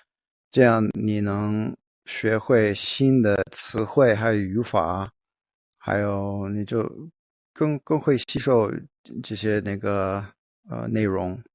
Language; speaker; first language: Chinese; non-native, fluent; English